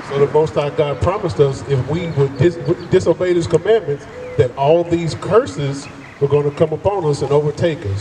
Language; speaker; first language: English; native; English